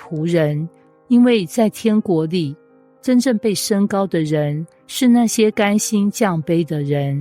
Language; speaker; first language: Chinese; native; Chinese